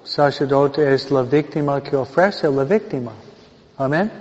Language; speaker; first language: Spanish; non-native, fluent; English